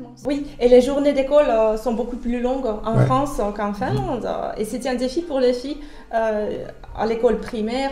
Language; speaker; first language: French; non-native, fluent; Finnish